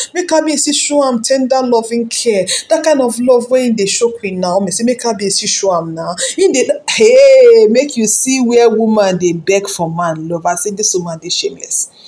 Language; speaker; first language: Nigerian Pidgin; non-native, local second language; Yoruba